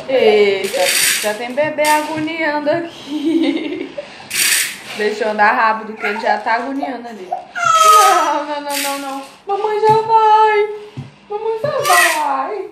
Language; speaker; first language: Portuguese; native; Portuguese